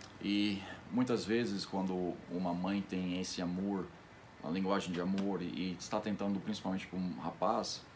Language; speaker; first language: Portuguese; non-native, fluent; English